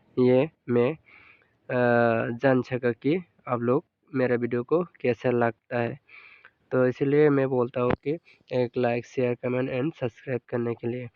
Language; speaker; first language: Hindi; non-native, local second language; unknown